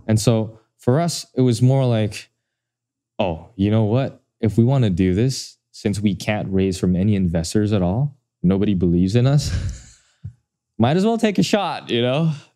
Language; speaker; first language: English; non-native, fluent; Indonesian